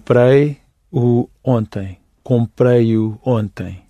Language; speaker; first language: Portuguese; non-native, learner; English